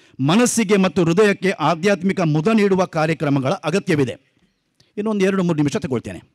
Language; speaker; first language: Kannada; non-native, local second language; Konkani